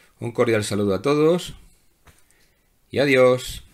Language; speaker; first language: Spanish; native; Spanish